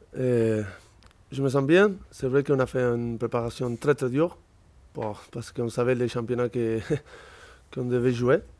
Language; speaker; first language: French; non-native, fluent; Spanish